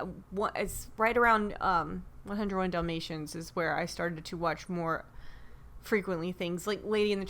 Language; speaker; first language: English; native; English